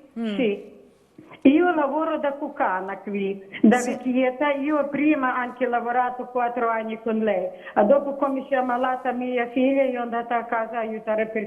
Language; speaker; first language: Italian; non-native, learner; Ukrainian